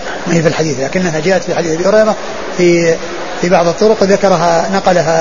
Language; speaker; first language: Arabic; native; Arabic